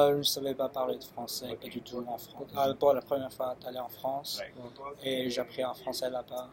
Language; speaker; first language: French; early bilingual, other home language; Chinese